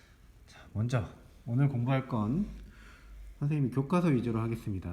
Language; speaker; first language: Korean; native; Korean